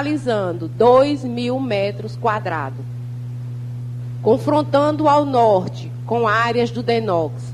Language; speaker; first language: Portuguese; native; Portuguese